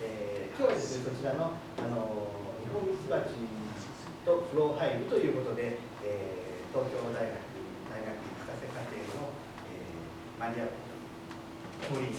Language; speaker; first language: Japanese; native; Japanese